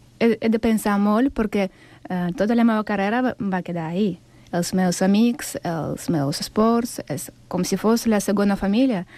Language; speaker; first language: Catalan; non-native, fluent; Russian